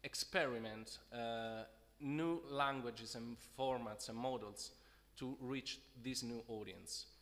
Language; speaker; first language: English; non-native, fluent; Italian